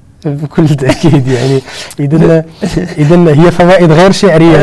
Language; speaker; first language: Arabic; native; Arabic